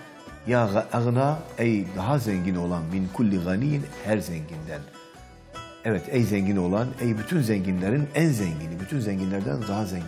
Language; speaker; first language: Turkish; native; Turkish